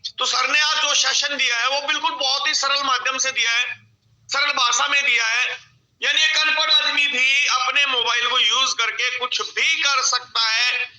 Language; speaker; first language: Hindi; native; Hindi